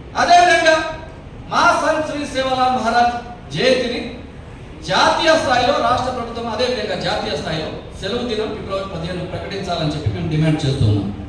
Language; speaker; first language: Telugu; non-native, local second language; Lambadi